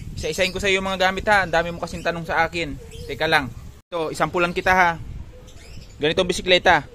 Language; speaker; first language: Filipino; non-native, local second language; Bikol